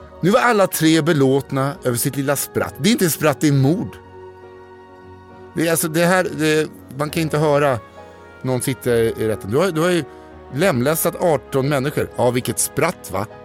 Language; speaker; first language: Swedish; native; Swedish